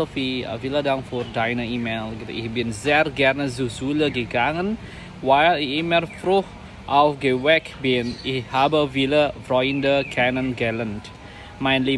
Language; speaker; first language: German; non-native, learner; Indonesian